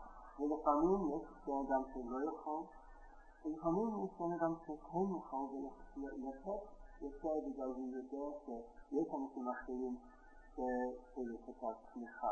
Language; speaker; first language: Hebrew; non-native, fluent; English